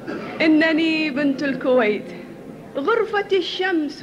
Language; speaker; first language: Arabic; native; Arabic